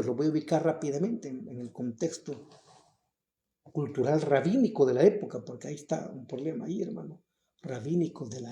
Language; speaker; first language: Spanish; native; Spanish